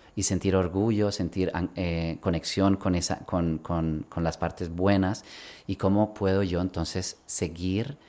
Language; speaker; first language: Spanish; early bilingual, other home language; Swedish